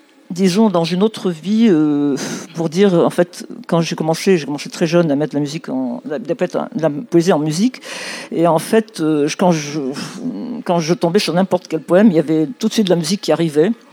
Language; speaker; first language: French; non-native, local second language; Arabic